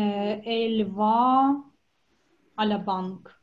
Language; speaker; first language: French; non-native, learner; Russian